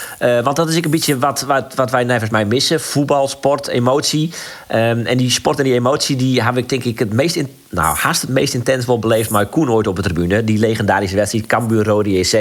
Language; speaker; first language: Dutch; non-native, local second language; Western Frisian